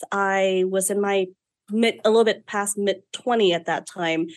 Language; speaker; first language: English; non-native, fluent; Vietnamese